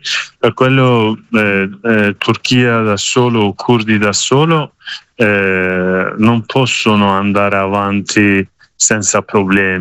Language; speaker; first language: Italian; non-native, learner; Kurdish